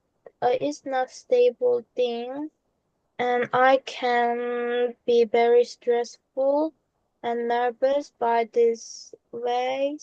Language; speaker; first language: English; non-native, learner; Korean